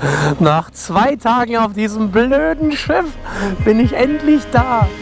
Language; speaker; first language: German; native; German